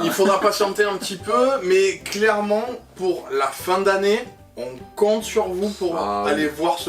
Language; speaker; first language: French; native; French